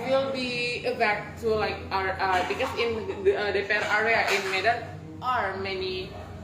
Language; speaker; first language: English; non-native, learner; Indonesian